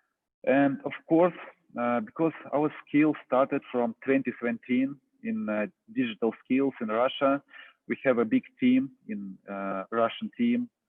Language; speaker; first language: English; non-native, fluent; Russian